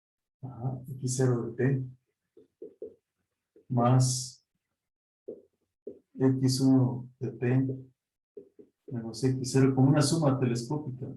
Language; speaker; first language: Spanish; native; Spanish